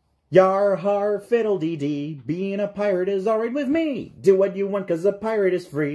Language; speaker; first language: English; non-native, fluent; Portuguese